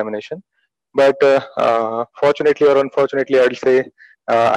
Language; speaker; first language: English; non-native, local second language; Marathi